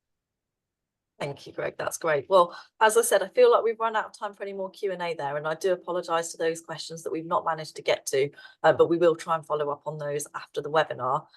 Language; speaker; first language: English; native; English